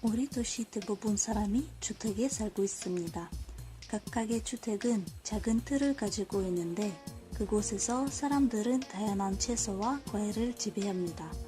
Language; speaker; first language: Korean; non-native, fluent; Russian